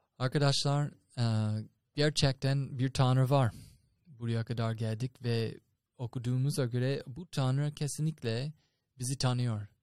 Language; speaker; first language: Turkish; non-native, fluent; English